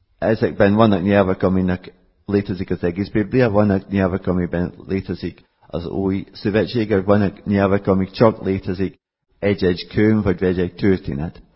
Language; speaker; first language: Hungarian; non-native, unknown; English